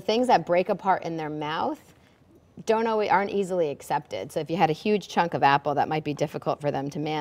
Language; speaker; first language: English; native; English